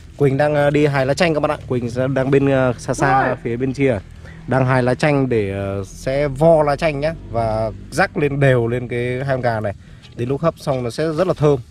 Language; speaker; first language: Vietnamese; native; Vietnamese